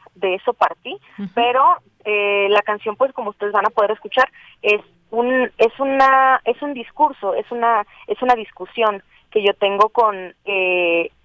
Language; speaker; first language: Spanish; native; Spanish